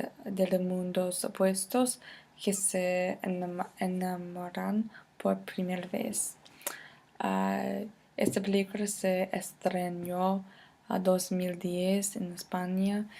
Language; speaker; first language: Spanish; non-native, fluent; English